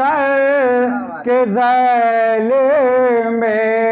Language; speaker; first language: Urdu; native; Urdu